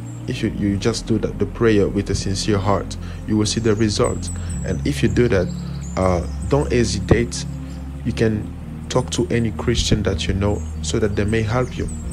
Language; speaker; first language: English; non-native, fluent; French